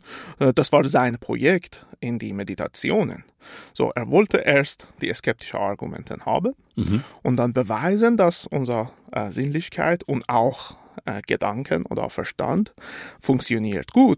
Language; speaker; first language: German; non-native, fluent; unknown